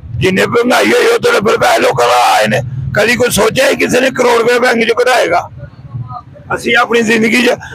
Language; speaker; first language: Punjabi; native; Punjabi